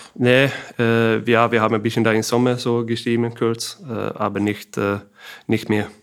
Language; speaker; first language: German; non-native, fluent; Swedish